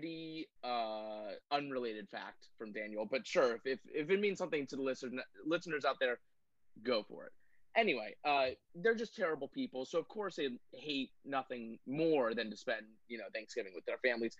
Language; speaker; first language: English; native; English